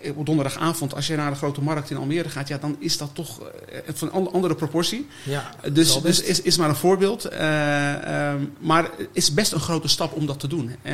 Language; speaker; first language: Dutch; native; Dutch